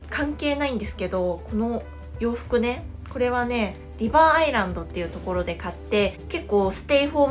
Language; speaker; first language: Japanese; non-native, fluent; Korean